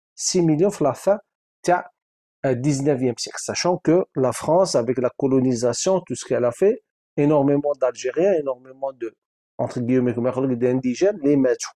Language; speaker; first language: French; non-native, local second language; Arabic